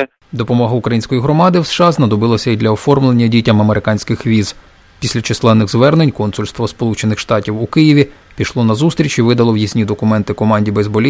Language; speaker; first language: Ukrainian; native; Ukrainian